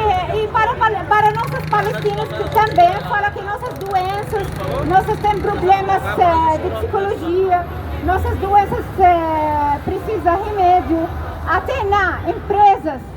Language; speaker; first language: Portuguese; non-native, learner; Arabic